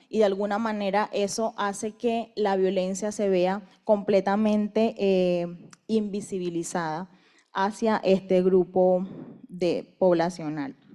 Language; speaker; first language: Spanish; native; Spanish